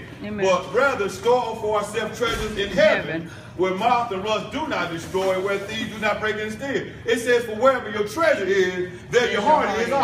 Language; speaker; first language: English; native; English